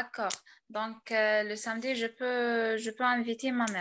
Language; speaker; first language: French; non-native, learner; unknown